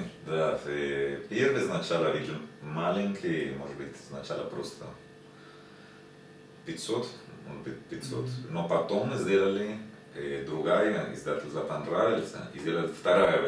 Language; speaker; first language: Russian; non-native, learner; Spanish